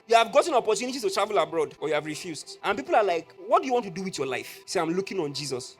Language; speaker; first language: English; non-native, local second language; Yoruba